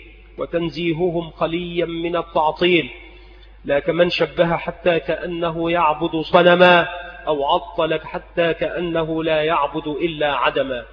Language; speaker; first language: Arabic; native; Arabic